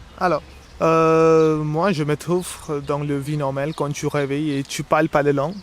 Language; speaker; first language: French; non-native, learner; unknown